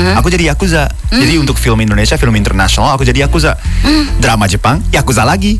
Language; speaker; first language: Indonesian; non-native, fluent; Japanese